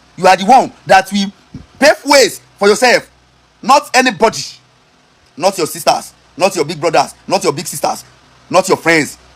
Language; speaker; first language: English; non-native, local second language; Yoruba